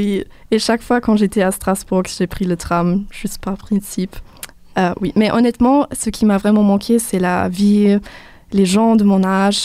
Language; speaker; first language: French; non-native, fluent; German